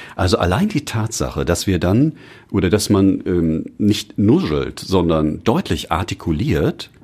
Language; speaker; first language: German; native; German